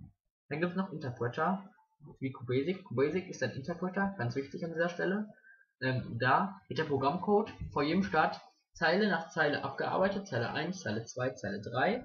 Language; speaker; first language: German; native; German